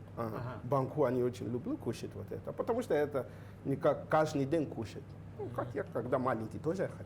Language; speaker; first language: Russian; non-native, learner; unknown